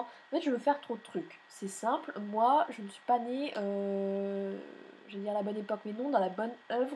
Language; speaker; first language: French; native; French